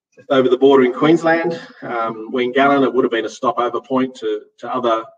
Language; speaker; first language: English; native; English